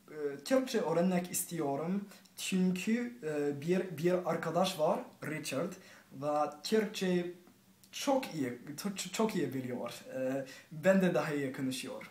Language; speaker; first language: Turkish; non-native, learner; English